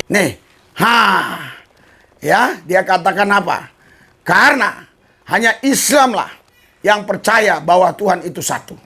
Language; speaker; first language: Indonesian; native; Indonesian